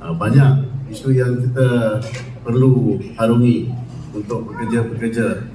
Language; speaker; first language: Malay; non-native, local second language; Tamil